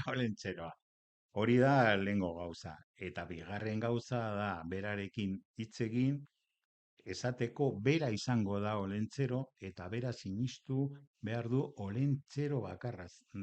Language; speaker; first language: Basque; non-native, local second language; Spanish